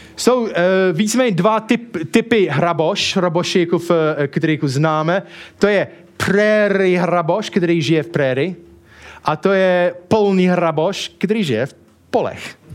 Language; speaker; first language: Czech; non-native, fluent; English